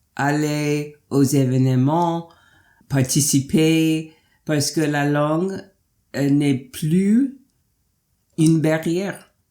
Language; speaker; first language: French; non-native, fluent; English